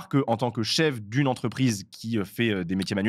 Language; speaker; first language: French; native; French